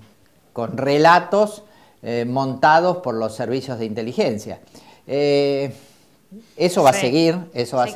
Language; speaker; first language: Spanish; native; Spanish